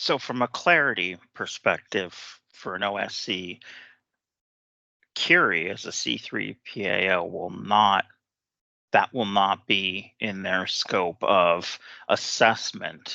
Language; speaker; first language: English; native; English